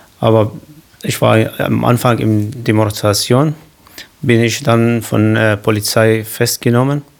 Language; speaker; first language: German; non-native, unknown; Kurdish